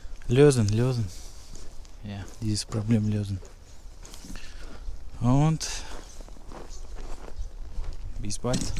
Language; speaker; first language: German; non-native, learner; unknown